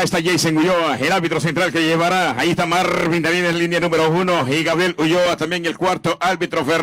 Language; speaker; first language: Spanish; native; Spanish